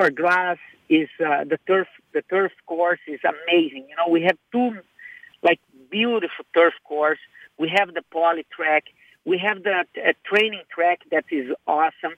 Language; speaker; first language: English; non-native, fluent; Portuguese